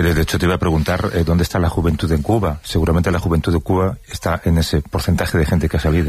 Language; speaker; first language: Spanish; native; Spanish